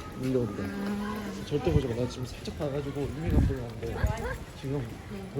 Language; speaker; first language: Korean; native; Korean